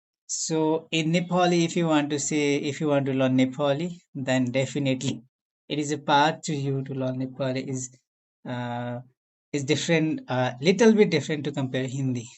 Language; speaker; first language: English; non-native, learner; Nepali